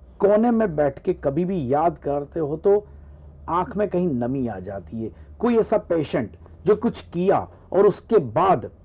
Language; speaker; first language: Hindi; non-native, local second language; Gujarati